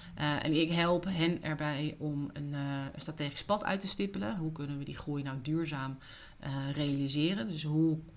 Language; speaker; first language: Dutch; native; Dutch